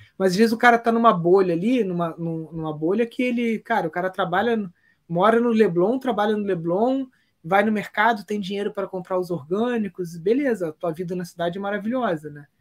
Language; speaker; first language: Portuguese; native; Portuguese